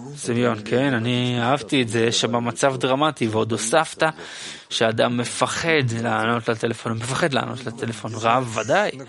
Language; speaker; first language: Hebrew; non-native, fluent; Russian